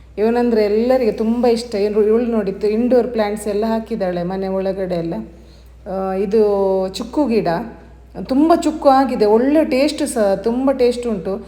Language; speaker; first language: Kannada; non-native, local second language; Tulu